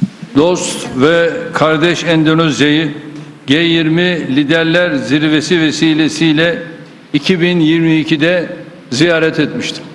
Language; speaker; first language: Turkish; native; Turkish